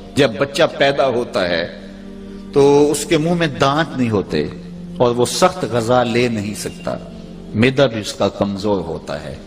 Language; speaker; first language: Urdu; non-native, local second language; Punjabi